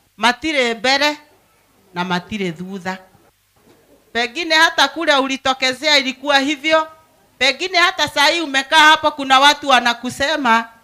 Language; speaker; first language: Swahili; non-native, local second language; Kikuyu